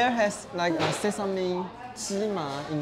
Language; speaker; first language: English; non-native, learner; Chinese